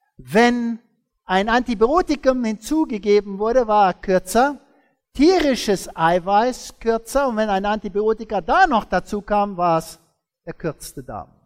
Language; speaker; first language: German; early bilingual, heritage; German